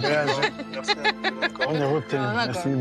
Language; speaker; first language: French; non-native, local second language; Kinyarwanda